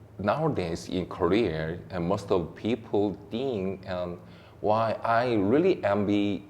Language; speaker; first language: English; non-native, learner; Korean